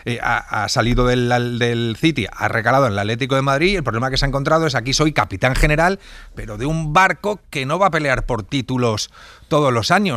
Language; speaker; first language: Spanish; native; Spanish